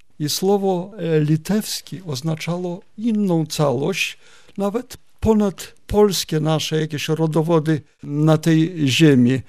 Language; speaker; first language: Polish; native; Polish